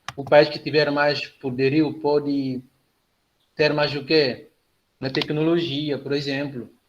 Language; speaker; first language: Portuguese; non-native, local second language; Upper Guinea Crioulo